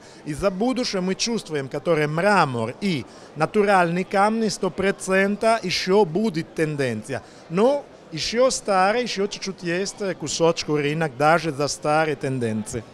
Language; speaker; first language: Russian; non-native, learner; Italian